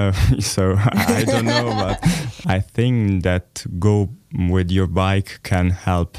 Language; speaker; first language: English; non-native, learner; Italian